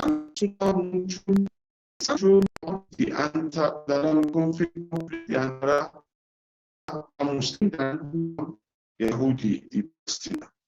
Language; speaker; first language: Indonesian; non-native, fluent; Persian